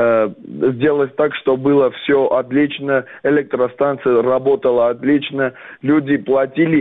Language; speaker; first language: Russian; non-native, fluent; Armenian